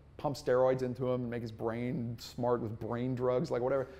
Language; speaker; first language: English; native; English